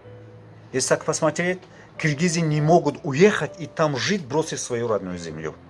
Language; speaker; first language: Russian; non-native, fluent; Tajik